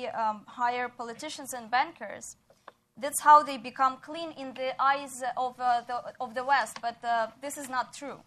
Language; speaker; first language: English; non-native, fluent; Ukrainian